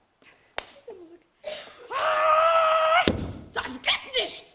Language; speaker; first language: German; non-native, fluent; Portuguese